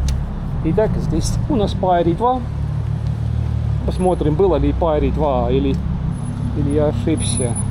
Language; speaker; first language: Russian; non-native, local second language; Estonian